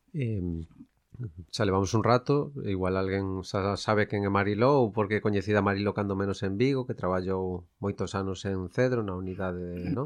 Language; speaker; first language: Galician; native; Galician